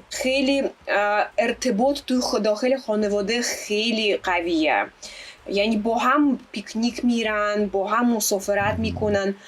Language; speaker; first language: Persian; non-native, fluent; Russian